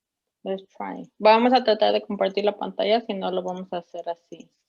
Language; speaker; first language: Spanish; early bilingual, heritage; Spanish